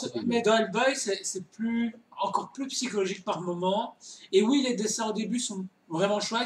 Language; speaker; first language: French; native; French